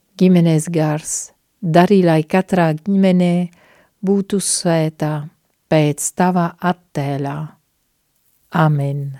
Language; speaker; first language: Latvian; non-native, fluent; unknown